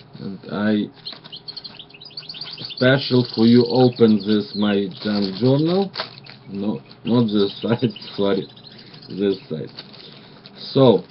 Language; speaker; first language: English; non-native, learner; Russian